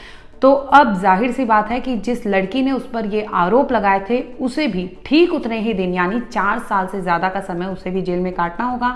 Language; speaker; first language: Hindi; native; Hindi